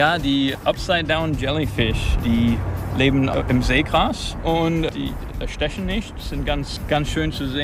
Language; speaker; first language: German; native; German